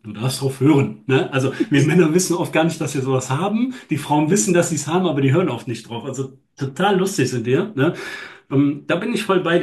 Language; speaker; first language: German; native; German